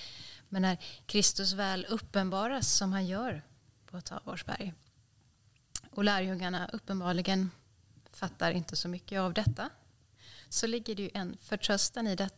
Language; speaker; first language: Swedish; native; Swedish